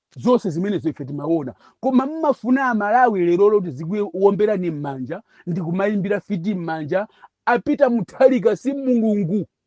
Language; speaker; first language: Nyanja; non-native, local second language; Tumbuka